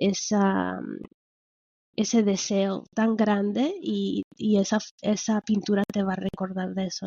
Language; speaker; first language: Spanish; early bilingual, heritage; Spanish